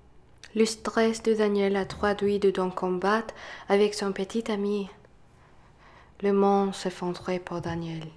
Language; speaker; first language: French; non-native, learner; English